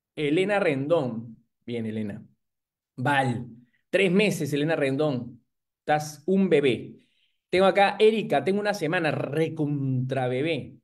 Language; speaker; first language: Spanish; native; Spanish